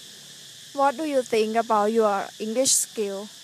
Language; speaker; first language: English; non-native, learner; Thai